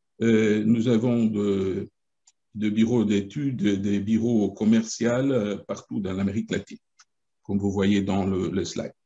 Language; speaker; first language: French; non-native, fluent; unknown